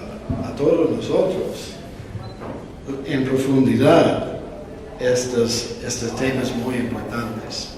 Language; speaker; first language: Spanish; non-native, fluent; English